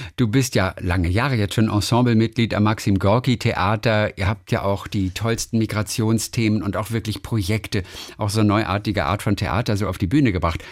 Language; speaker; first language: German; native; German